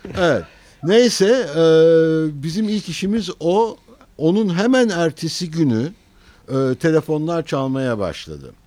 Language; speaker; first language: Turkish; native; Turkish